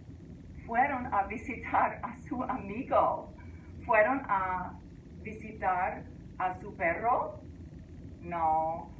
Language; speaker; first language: Spanish; non-native, fluent; English